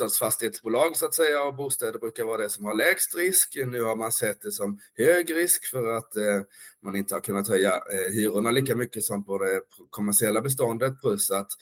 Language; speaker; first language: Swedish; native; Swedish